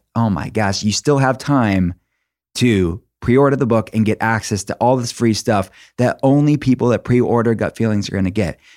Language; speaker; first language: English; native; English